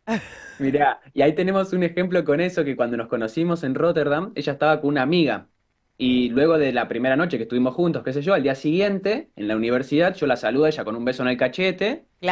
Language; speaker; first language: Spanish; native; Spanish